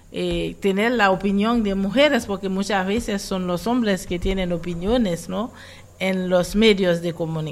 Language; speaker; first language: Spanish; non-native, fluent; Haitian Creole